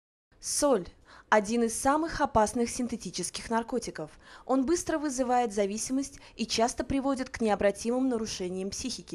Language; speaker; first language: Russian; native; Russian